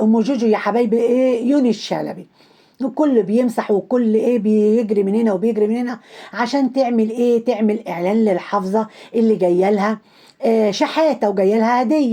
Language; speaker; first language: Arabic; native; Arabic